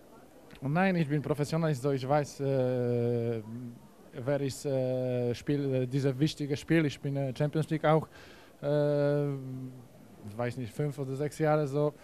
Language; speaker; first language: German; non-native, learner; Polish